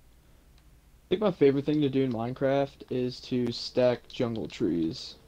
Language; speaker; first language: English; native; English